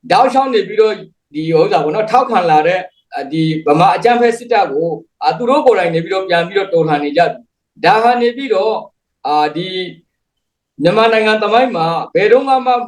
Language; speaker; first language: Burmese; native; Burmese